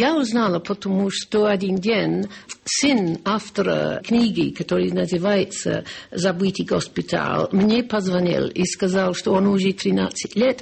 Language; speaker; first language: Russian; non-native, learner; English